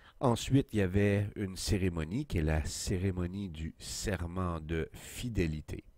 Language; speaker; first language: French; native; French